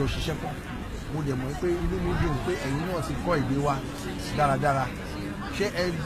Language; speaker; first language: Yoruba; native; Yoruba